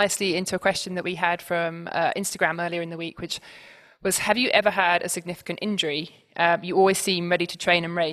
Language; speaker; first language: English; native; English